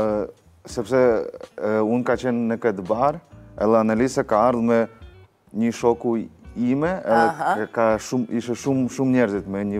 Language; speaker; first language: Albanian; non-native, learner; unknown